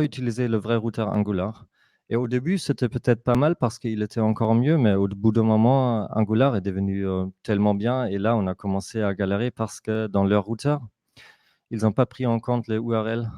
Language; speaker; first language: French; non-native, fluent; German